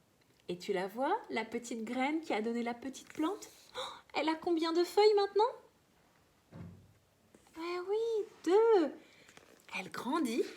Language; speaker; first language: French; native; French